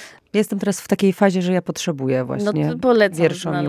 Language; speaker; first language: Polish; native; Polish